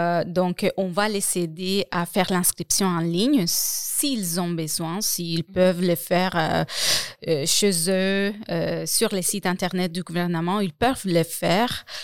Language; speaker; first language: French; non-native, fluent; Spanish